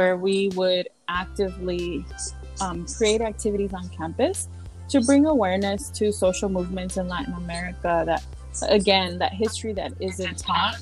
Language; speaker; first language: English; early bilingual, other home language; Spanish